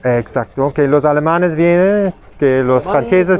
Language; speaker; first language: Spanish; non-native, learner; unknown